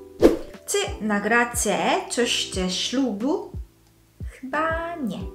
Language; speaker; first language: Polish; non-native, local second language; Korean